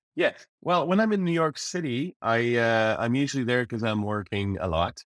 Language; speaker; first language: English; native; English